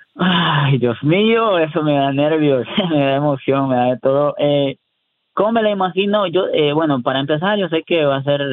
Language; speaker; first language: Spanish; early bilingual, heritage; Spanish